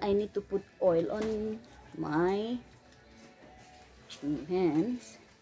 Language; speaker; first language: English; non-native, local second language; Chavacano